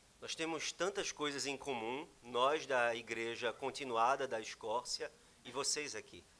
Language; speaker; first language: Portuguese; native; Portuguese